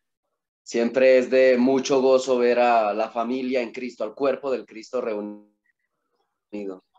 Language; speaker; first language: Spanish; native; Spanish